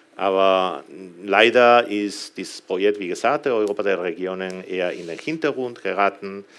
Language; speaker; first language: German; non-native, fluent; Galician